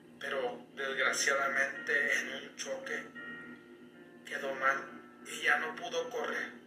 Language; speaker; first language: Spanish; native; Spanish